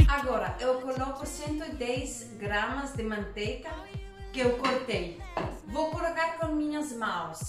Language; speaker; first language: Portuguese; non-native, learner; Danish